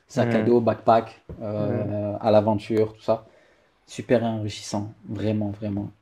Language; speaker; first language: French; native; French